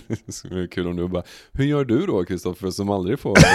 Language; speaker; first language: Swedish; native; Swedish